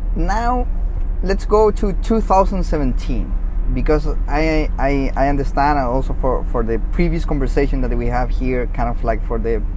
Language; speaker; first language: English; non-native, fluent; Spanish